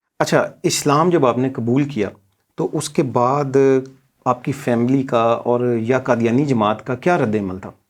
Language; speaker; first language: Urdu; native; Urdu